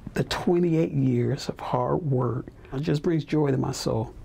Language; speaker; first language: English; native; English